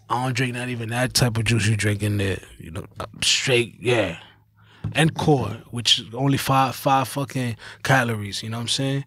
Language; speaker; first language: English; early bilingual, other home language; Spanish